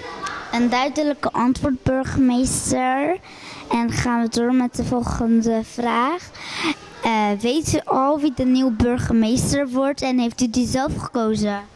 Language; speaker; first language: Dutch; early bilingual, other home language; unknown